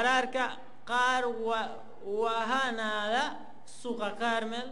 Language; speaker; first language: Somali; non-native, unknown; Spanish